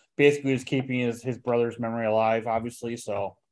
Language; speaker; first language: English; native; English